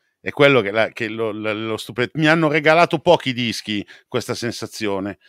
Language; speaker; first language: Italian; native; Italian